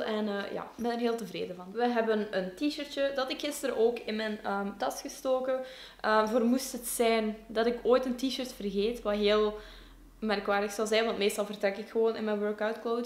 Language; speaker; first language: Dutch; native; Dutch